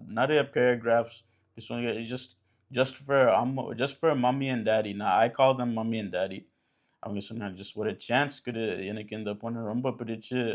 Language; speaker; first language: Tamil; early bilingual, heritage; English